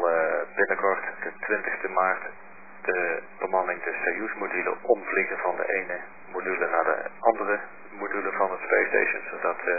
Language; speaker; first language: Dutch; native; Dutch